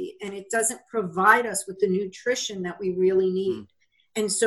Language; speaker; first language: English; native; English